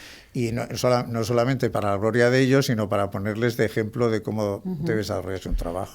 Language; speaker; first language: Spanish; native; Spanish